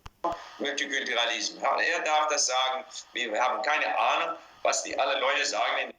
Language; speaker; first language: German; non-native, fluent; English